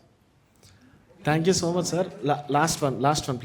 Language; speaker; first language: Telugu; native; Telugu